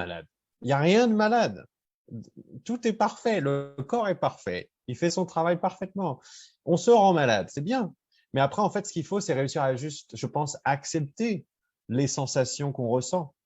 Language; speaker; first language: French; native; French